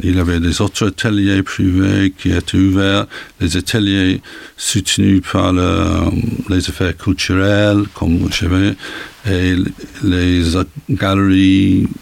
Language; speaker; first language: French; non-native, learner; English